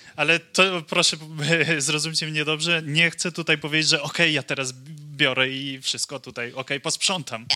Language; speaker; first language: Polish; non-native, learner; English